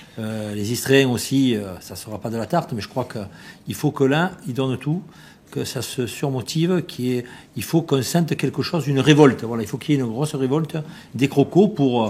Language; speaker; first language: French; native; French